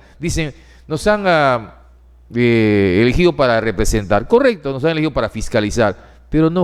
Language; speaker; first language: Spanish; native; Spanish